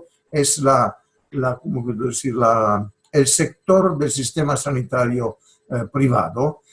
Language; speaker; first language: Spanish; non-native, fluent; Italian